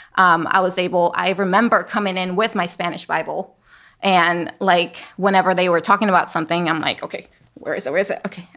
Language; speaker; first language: English; non-native, fluent; Spanish